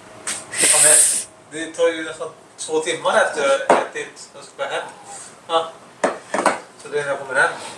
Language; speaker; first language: Swedish; native; Swedish